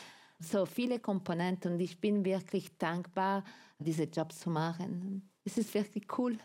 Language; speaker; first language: German; non-native, fluent; Italian